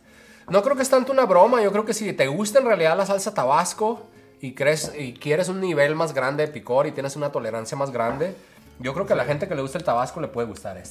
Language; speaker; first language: Spanish; native; Spanish